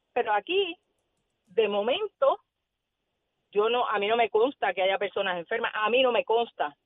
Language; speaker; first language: Spanish; native; Spanish